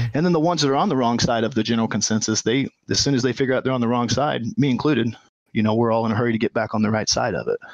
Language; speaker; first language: English; native; English